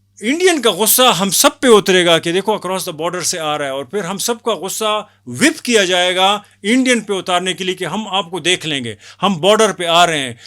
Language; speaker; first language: Urdu; non-native, local second language; Pashto